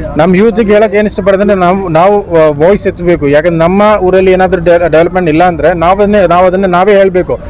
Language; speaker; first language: Kannada; native; Kannada